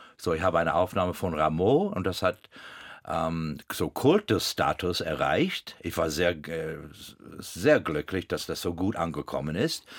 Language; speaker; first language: German; non-native, fluent; English